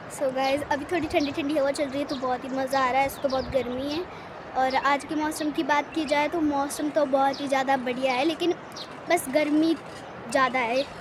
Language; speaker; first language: Hindi; native; Hindi